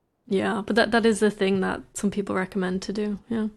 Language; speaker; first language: English; native; English